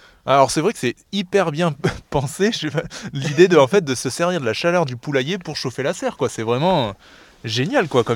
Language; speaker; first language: French; native; French